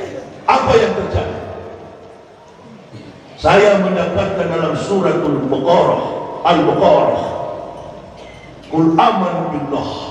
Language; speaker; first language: Indonesian; native; Indonesian